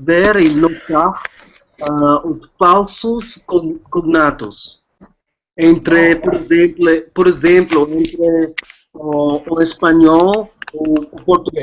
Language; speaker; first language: Portuguese; non-native, fluent; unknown